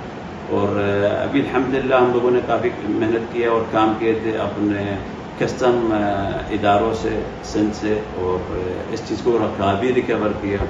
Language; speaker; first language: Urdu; non-native, fluent; Arabic